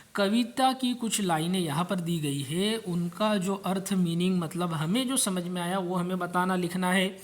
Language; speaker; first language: Urdu; non-native, local second language; Marathi